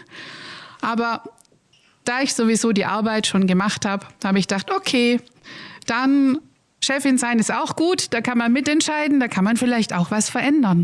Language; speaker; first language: German; native; German